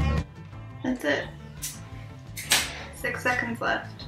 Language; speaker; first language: English; native; English